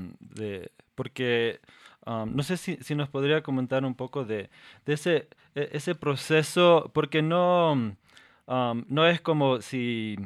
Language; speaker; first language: Spanish; non-native, fluent; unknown